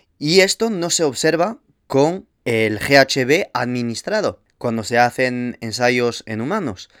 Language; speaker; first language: Spanish; early bilingual, heritage; Spanish